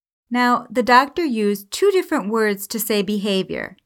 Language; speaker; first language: English; native; English